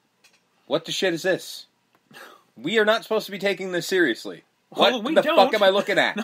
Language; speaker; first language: English; native; English